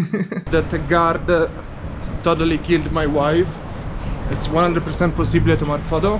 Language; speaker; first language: English; non-native, fluent; Italian